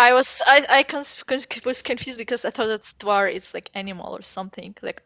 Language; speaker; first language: English; non-native, fluent; Ukrainian